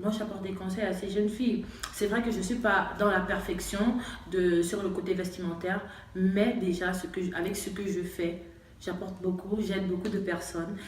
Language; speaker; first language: French; native; French